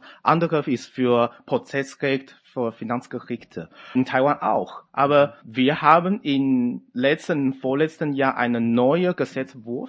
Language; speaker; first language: German; non-native, fluent; Chinese